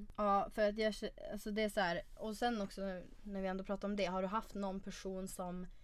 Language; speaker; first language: Swedish; native; Swedish